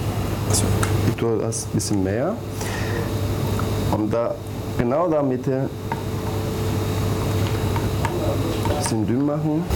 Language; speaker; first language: German; non-native, learner; Turkish